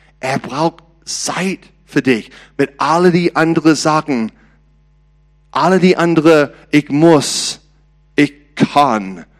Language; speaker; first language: German; non-native, learner; English